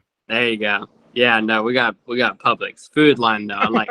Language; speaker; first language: English; native; English